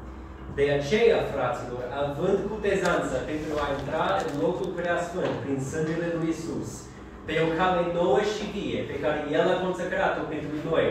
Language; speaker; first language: Romanian; non-native, learner; English